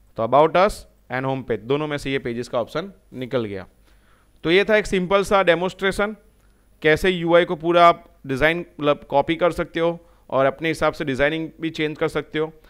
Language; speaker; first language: Hindi; non-native, local second language; Gujarati